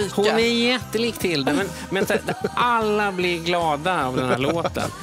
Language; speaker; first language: Swedish; native; Swedish